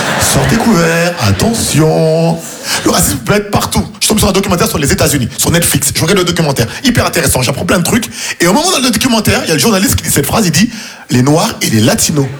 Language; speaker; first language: French; native; French